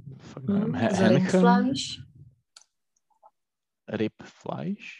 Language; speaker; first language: German; non-native, learner; Czech